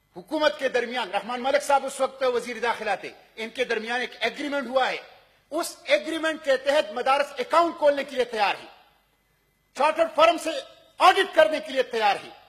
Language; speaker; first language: Urdu; non-native, local second language; Pashto